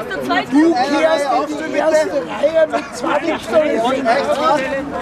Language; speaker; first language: German; native; German